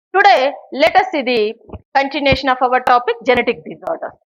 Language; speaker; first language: English; non-native, local second language; Telugu